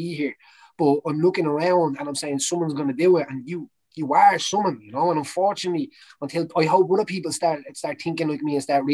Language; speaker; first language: English; native; English